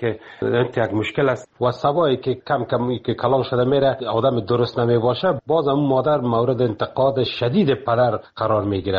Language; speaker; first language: Persian; native; Persian